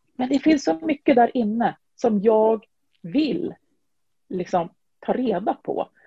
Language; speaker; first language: Swedish; native; Swedish